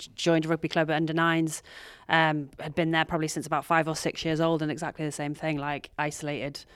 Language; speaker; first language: English; native; English